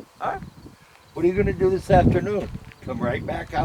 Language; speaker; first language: English; native; English